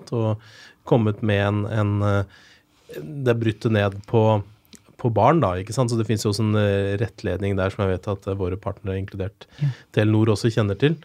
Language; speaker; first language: Norwegian; native; Norwegian